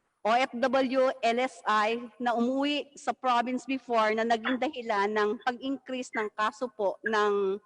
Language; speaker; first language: Filipino; native; Filipino